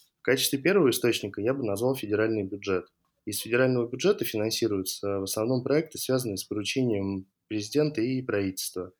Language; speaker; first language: Russian; native; Russian